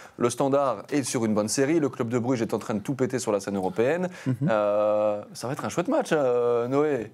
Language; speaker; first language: French; native; French